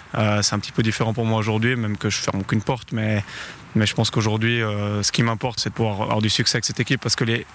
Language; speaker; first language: French; native; French